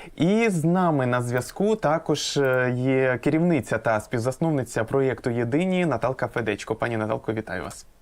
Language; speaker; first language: Ukrainian; native; Ukrainian